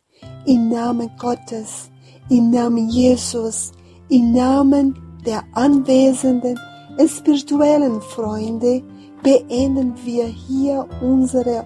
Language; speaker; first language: German; non-native, fluent; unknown